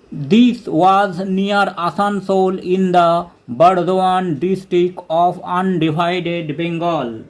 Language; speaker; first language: English; non-native, local second language; Bangla